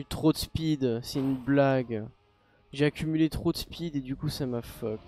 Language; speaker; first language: French; native; French